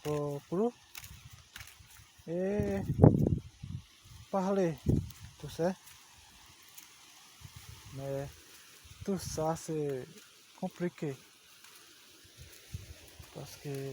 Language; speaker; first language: French; non-native, learner; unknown